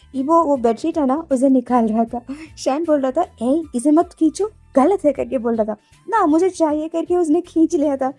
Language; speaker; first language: Hindi; non-native, local second language; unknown